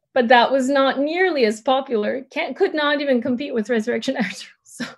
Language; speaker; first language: English; early bilingual, other home language; Turkish